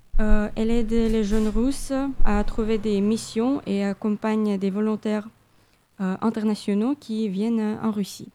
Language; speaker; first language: French; non-native, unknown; Russian